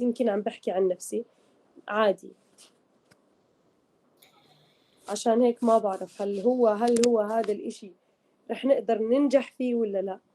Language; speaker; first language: Arabic; native; Arabic